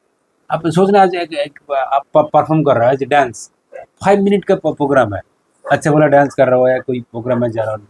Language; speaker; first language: Hindi; non-native, local second language; Bangla